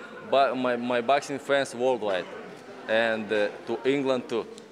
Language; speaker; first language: English; non-native, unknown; Russian